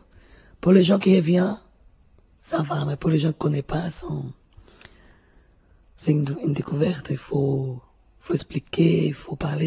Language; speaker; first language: French; non-native, fluent; Portuguese